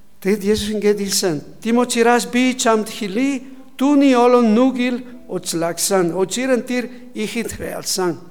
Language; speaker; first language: Mongolian; non-native, learner; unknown